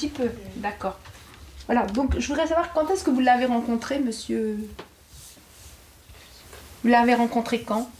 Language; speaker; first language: French; native; French